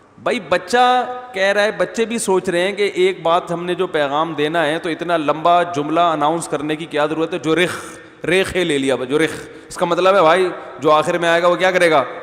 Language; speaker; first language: Urdu; native; Urdu